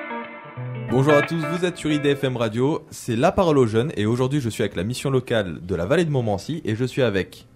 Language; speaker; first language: French; native; French